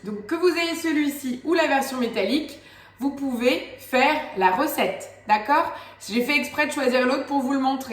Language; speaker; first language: French; native; French